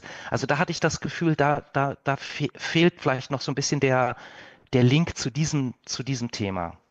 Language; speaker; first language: German; native; German